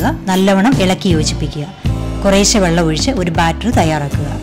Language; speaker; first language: Malayalam; native; Malayalam